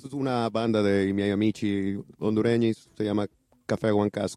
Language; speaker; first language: Italian; non-native, learner; Spanish